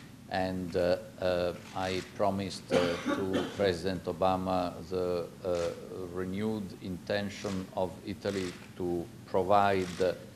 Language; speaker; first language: English; non-native, fluent; Italian